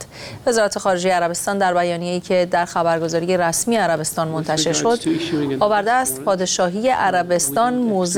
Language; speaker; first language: Persian; native; Persian